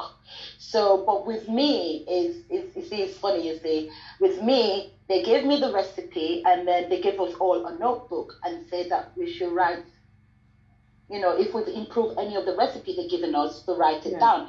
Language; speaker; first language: English; non-native, local second language; Krio